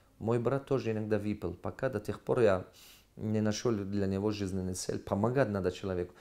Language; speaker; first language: Russian; non-native, local second language; Tajik